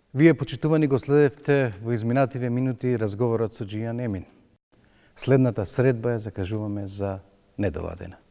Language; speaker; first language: Macedonian; native; Macedonian